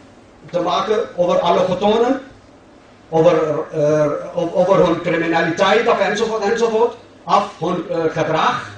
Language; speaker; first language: Dutch; non-native, fluent; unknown